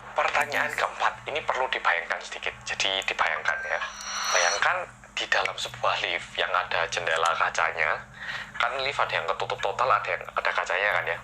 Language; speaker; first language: Indonesian; non-native, fluent; Korean